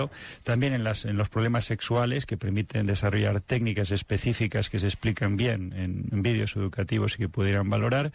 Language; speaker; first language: Spanish; native; Spanish